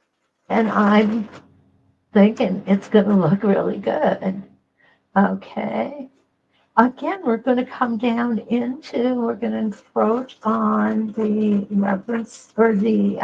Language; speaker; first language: English; native; English